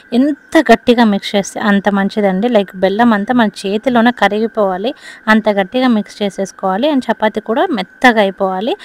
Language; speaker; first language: Telugu; non-native, local second language; Lambadi